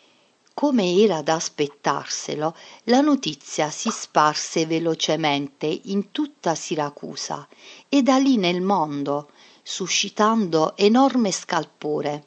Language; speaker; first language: Italian; native; Italian